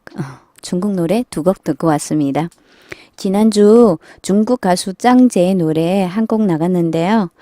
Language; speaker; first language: Korean; non-native, fluent; Chinese